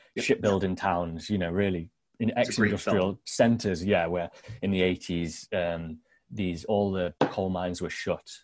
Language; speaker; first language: English; native; English